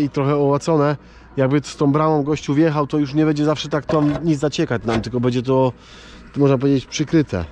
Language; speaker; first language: Polish; native; Polish